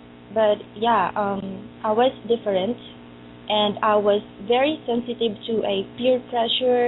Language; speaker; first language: English; non-native, local second language; Filipino